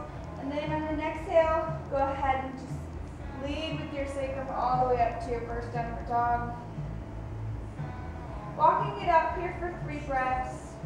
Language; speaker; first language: English; native; English